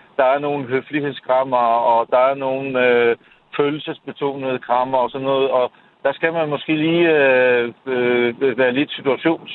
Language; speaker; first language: Danish; non-native, fluent; Polish